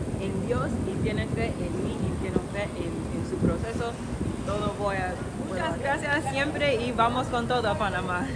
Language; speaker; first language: Spanish; non-native, learner; English